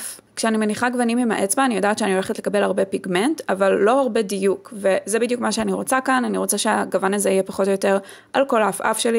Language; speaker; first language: Hebrew; native; Hebrew